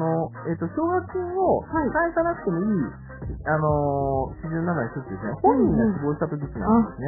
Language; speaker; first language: Japanese; native; Japanese